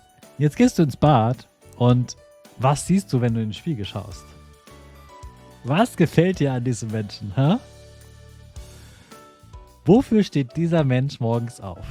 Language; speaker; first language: German; native; German